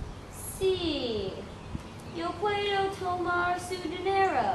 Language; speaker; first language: Spanish; non-native, learner; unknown